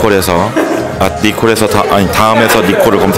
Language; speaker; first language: Korean; native; Korean